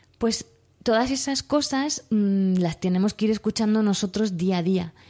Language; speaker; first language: Spanish; native; Spanish